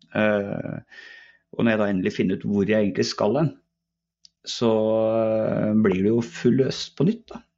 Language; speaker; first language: Norwegian; native; Norwegian